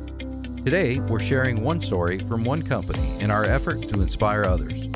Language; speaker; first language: English; native; English